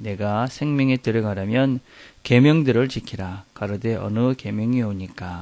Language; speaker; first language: Korean; native; Korean